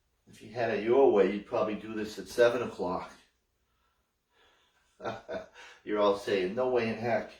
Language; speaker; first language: English; native; English